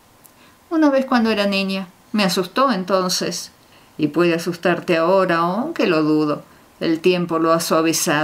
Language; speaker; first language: Spanish; native; Spanish